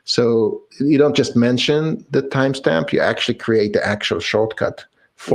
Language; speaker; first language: English; native; English